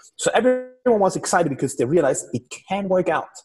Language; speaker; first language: English; non-native, fluent; German